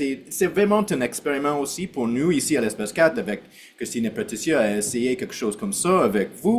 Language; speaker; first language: French; non-native, fluent; English